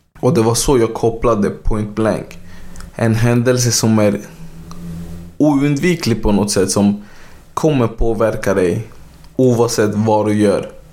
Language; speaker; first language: Swedish; early bilingual, other home language; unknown